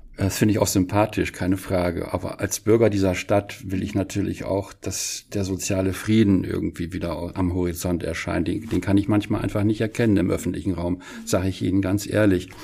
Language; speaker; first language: German; native; German